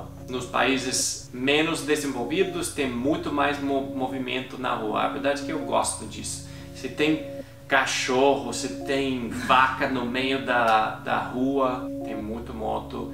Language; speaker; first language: Portuguese; non-native, fluent; English